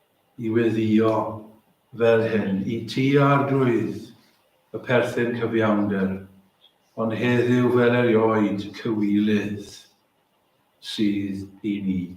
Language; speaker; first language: Welsh; native; Welsh